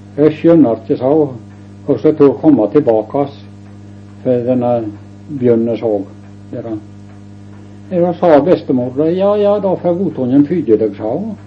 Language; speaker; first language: Norwegian; native; Norwegian